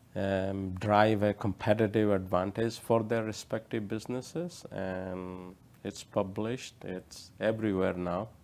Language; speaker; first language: English; non-native, local second language; Odia